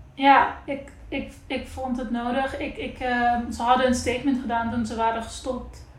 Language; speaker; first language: Dutch; non-native, local second language; Papiamento